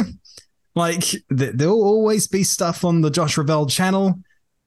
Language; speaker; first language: English; native; English